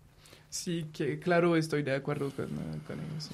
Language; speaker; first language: Spanish; non-native, learner; French